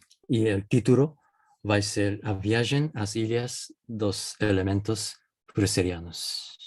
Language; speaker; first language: Portuguese; non-native, fluent; Japanese